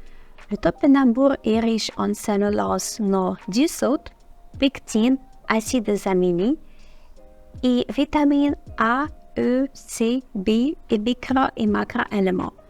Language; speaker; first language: French; non-native, fluent; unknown